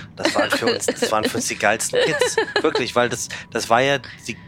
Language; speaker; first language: German; native; German